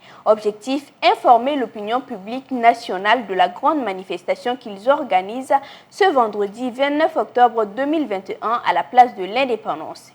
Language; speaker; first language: French; non-native, local second language; Bambara